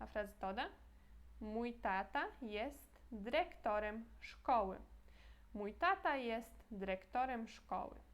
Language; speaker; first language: Polish; non-native, fluent; Portuguese